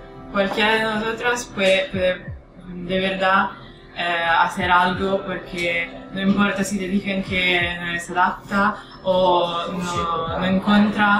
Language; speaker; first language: Spanish; non-native, fluent; Italian